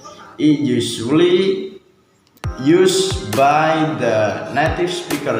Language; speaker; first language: English; non-native, learner; Indonesian